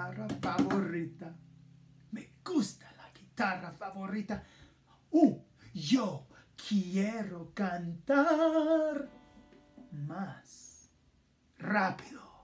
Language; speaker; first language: Spanish; non-native, fluent; English